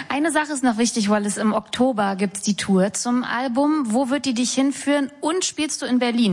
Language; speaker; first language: German; native; German